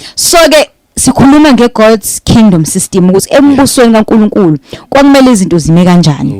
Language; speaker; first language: Zulu; native; Zulu